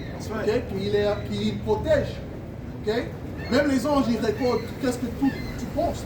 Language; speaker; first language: French; non-native, learner; English